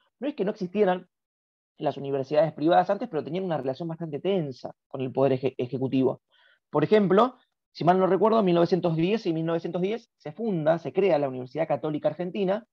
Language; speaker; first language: Spanish; native; Spanish